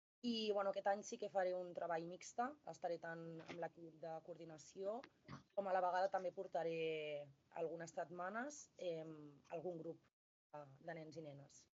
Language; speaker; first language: Catalan; native; Catalan